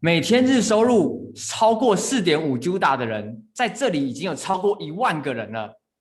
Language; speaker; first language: Chinese; native; Chinese